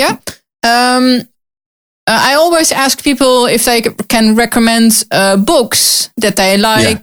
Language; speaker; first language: English; non-native, learner; Dutch